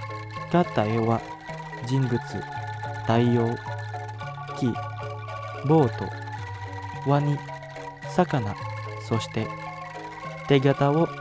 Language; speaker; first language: Japanese; non-native, fluent; Indonesian